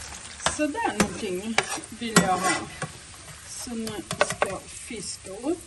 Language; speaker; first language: Swedish; non-native, fluent; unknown